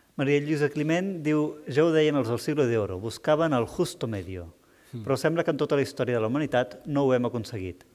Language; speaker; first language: Catalan; native; Catalan